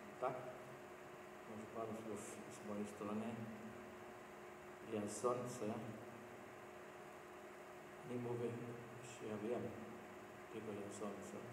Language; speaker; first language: Polish; non-native, learner; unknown